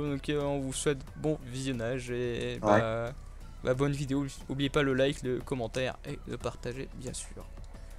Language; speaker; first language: French; native; French